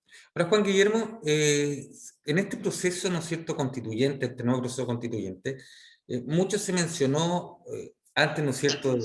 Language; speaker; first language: Spanish; native; Spanish